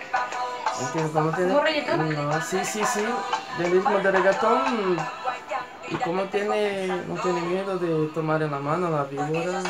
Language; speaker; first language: Spanish; non-native, fluent; Portuguese